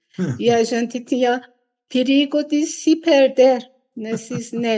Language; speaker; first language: Portuguese; non-native, fluent; Persian